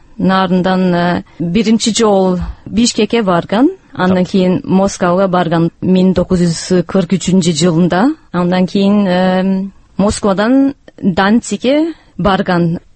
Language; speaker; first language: Kyrgyz; early bilingual, heritage; Kyrgyz